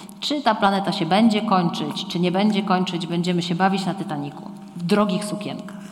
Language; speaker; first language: Polish; native; Polish